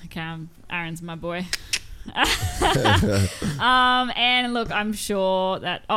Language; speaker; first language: English; native; English